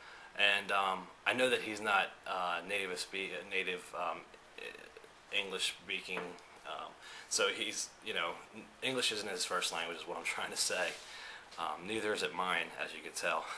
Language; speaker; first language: English; early bilingual, other home language; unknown